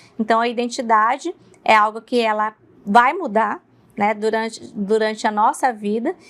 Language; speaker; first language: Portuguese; native; Portuguese